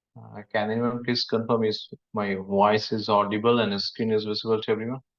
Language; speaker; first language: English; non-native, local second language; Hindi